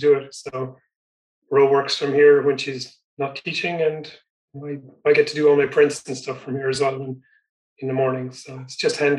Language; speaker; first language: English; native; English